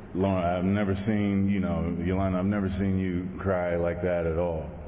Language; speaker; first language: English; native; English